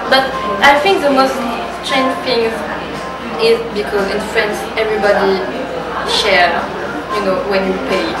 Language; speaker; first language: English; non-native, learner; French